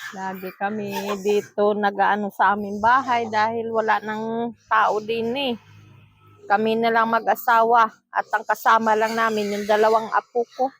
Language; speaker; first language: Filipino; non-native, local second language; Cebuano